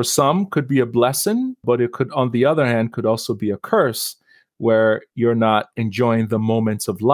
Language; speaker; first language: English; non-native, local second language; Yoruba